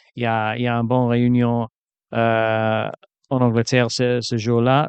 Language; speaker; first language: French; non-native, fluent; English